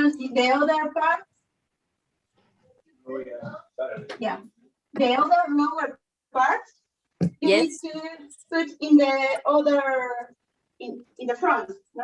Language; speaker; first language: English; non-native, learner; Spanish